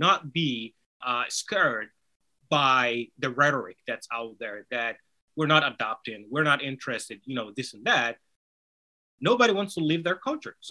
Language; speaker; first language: English; non-native, fluent; Somali